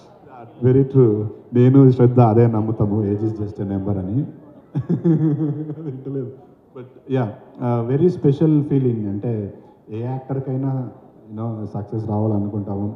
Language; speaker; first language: Telugu; native; Telugu